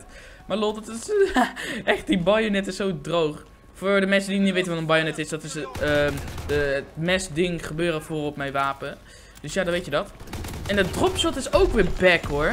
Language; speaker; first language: Dutch; native; Dutch